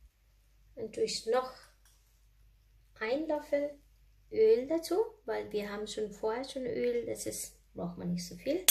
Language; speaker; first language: German; non-native, learner; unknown